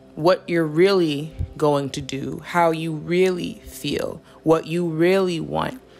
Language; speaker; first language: English; native; English